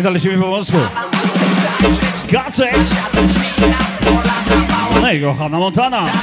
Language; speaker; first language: Polish; native; Polish